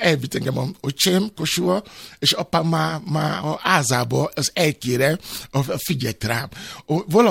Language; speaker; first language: Hungarian; non-native, learner; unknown